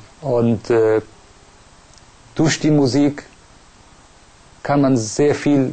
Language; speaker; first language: German; non-native, fluent; Persian